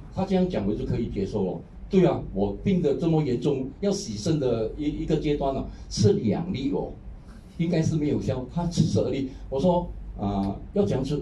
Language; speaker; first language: Chinese; non-native, local second language; Hakka Chinese